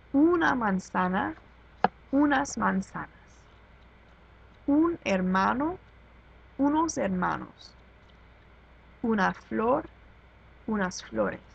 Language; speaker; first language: Spanish; non-native, fluent; English